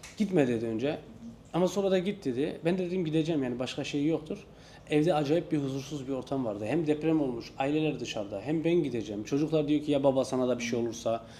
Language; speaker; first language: Turkish; native; Turkish